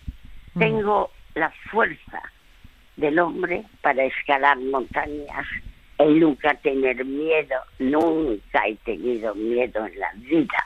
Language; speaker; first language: Spanish; non-native, fluent; French